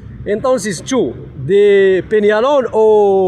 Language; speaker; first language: Spanish; non-native, learner; Arabic